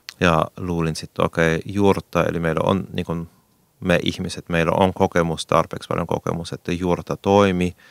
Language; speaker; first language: Finnish; non-native, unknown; German